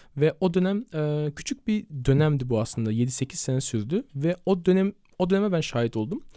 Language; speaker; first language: Turkish; early bilingual, heritage; Turkish